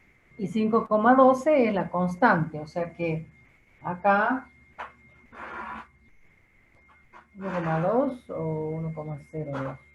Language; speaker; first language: Spanish; native; Spanish